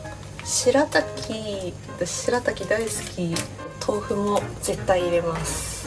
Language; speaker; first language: Japanese; non-native, local second language; Chinese